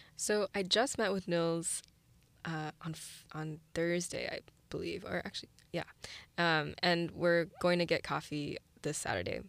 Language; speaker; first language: English; early bilingual, other home language; Chinese